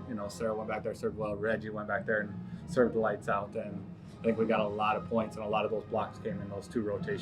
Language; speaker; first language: English; native; English